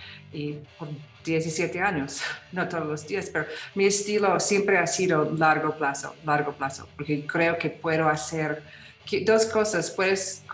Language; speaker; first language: Spanish; non-native, fluent; English